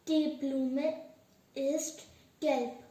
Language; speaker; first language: German; non-native, learner; Hindi